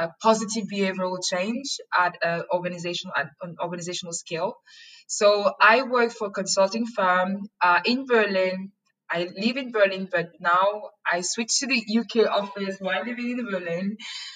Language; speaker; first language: English; non-native, local second language; French